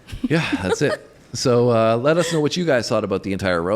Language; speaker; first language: English; native; English